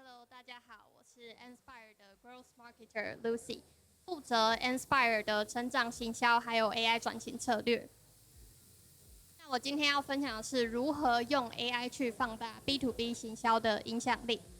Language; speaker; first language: Chinese; native; Chinese